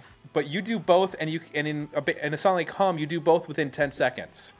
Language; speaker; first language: English; native; English